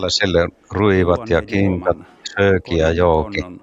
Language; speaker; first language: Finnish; non-native, learner; Estonian